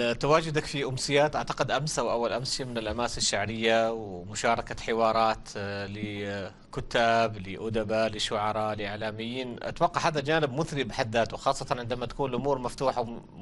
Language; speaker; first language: Arabic; non-native, local second language; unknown